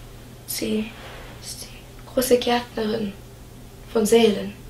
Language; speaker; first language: German; non-native, fluent; English